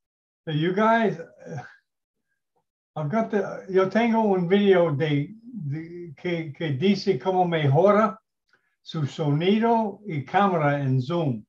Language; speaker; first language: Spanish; non-native, learner; English